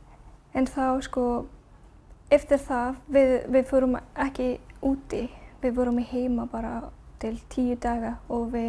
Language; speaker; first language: Icelandic; non-native, learner; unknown